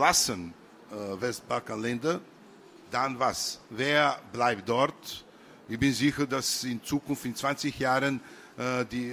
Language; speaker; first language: German; non-native, learner; Serbian